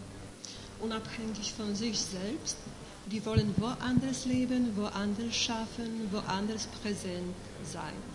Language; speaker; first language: German; non-native, fluent; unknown